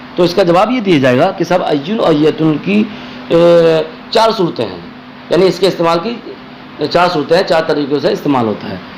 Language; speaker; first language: Urdu; native; Urdu